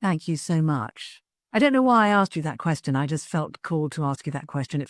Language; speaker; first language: English; native; English